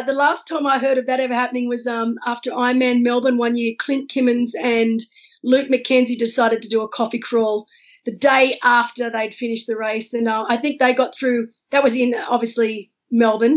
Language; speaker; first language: English; native; English